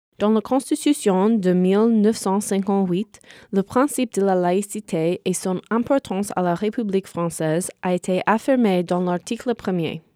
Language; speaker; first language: French; non-native, fluent; English